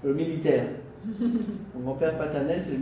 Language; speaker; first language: French; non-native, fluent; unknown